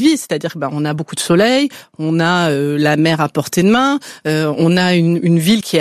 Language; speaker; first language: French; native; French